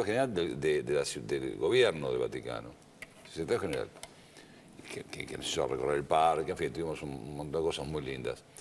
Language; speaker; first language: Spanish; native; Spanish